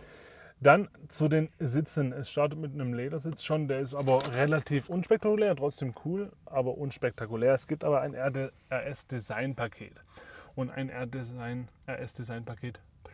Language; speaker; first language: German; native; German